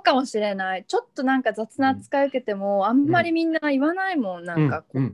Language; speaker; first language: Japanese; native; Japanese